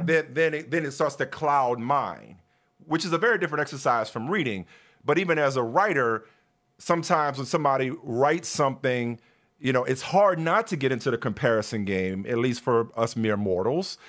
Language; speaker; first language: English; native; English